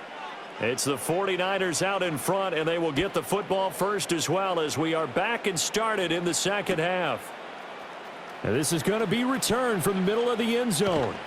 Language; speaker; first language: English; native; English